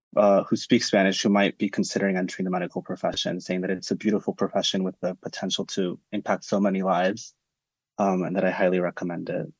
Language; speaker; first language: English; early bilingual, other home language; Spanish